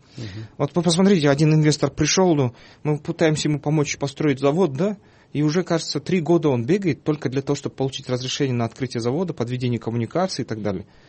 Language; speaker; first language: Russian; non-native, local second language; Kyrgyz